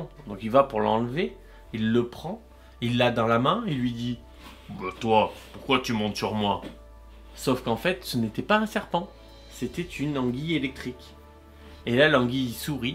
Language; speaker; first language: French; native; French